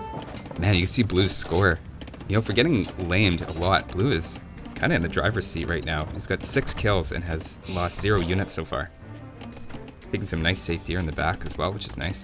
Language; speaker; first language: English; native; English